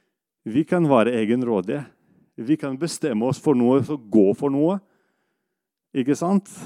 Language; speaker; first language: Norwegian; non-native, fluent; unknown